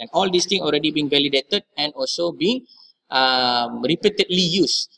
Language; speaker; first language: English; non-native, local second language; Malay